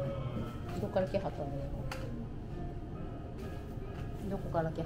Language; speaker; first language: Japanese; native; Japanese